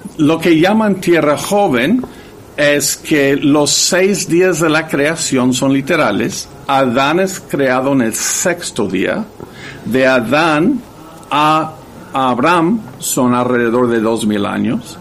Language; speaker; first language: Spanish; non-native, fluent; English